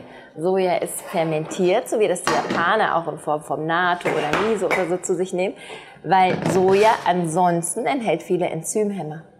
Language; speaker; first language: German; native; German